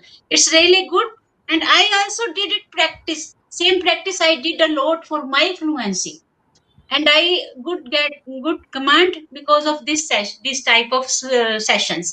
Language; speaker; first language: English; non-native, local second language; Hindi